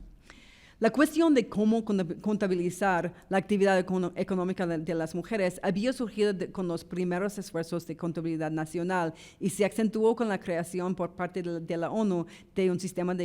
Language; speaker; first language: Spanish; non-native, fluent; English